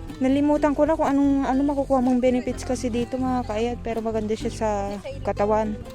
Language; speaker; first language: Filipino; non-native, local second language; Iloko